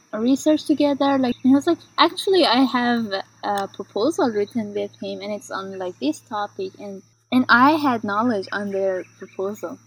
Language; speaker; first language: English; non-native, fluent; Persian